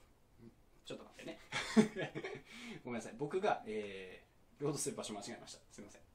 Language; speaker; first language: Japanese; native; Japanese